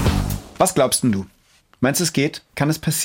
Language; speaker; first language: German; native; German